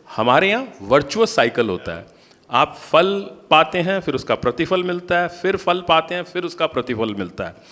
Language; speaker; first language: Hindi; native; Hindi